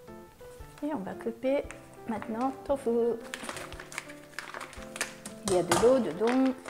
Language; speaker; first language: French; non-native, fluent; Japanese